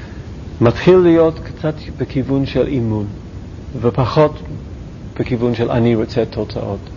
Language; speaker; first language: Hebrew; non-native, learner; English